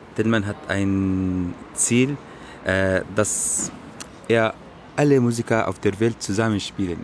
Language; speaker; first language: German; non-native, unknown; Arabic